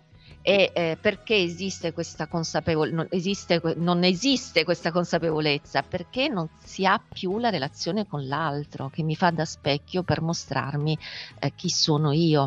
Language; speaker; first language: Italian; native; Italian